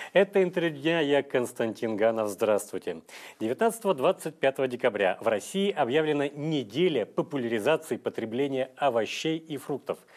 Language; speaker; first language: Russian; native; Russian